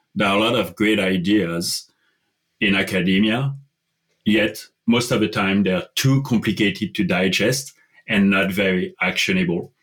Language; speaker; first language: English; non-native, fluent; French